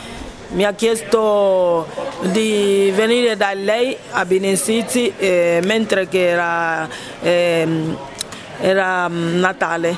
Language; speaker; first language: Italian; non-native, fluent; Ibibio